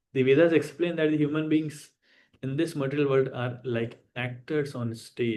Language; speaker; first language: English; non-native, local second language; Hindi